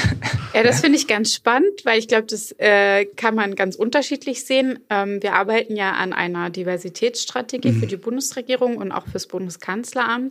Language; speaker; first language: German; early bilingual, other home language; Arabic